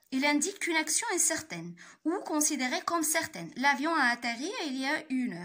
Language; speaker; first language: French; non-native, local second language; Arabic